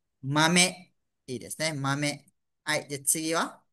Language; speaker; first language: Japanese; non-native, fluent; Malay